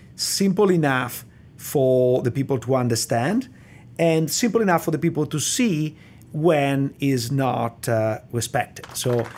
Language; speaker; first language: English; non-native, fluent; Italian